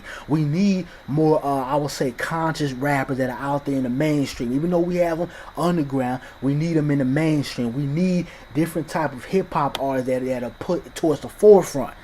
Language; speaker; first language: English; native; English